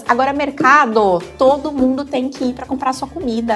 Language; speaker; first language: Portuguese; native; Portuguese